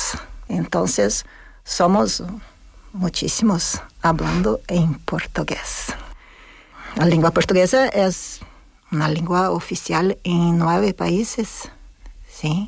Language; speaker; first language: Spanish; non-native, fluent; Portuguese